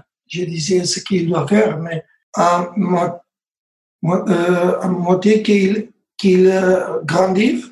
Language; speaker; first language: French; non-native, learner; Spanish